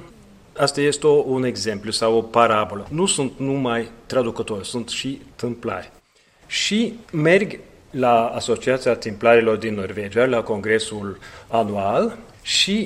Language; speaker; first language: Romanian; non-native, fluent; Norwegian